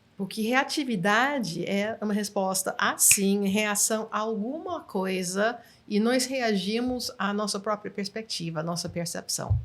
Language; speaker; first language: Portuguese; non-native, fluent; English